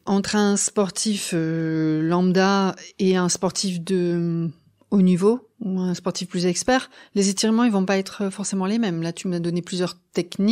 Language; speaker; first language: French; native; French